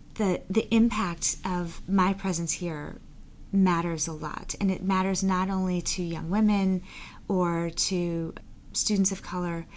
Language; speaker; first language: English; native; English